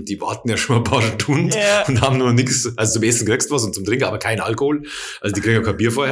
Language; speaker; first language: German; native; German